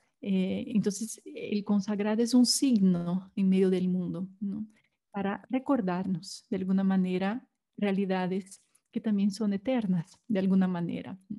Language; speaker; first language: Spanish; non-native, fluent; Portuguese